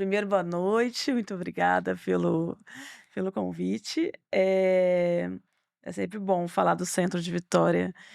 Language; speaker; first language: Portuguese; native; Portuguese